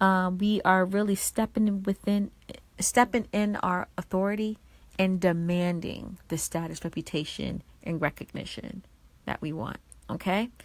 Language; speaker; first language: English; native; English